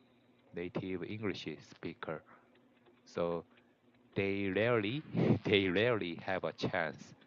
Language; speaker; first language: English; non-native, learner; Korean